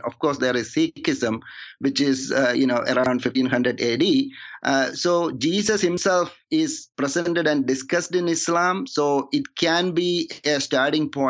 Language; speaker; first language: English; non-native, local second language; Malayalam